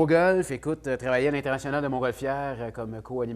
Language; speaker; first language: French; native; French